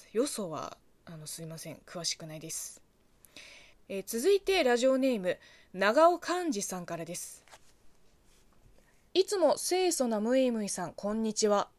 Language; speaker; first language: Japanese; non-native, fluent; Chinese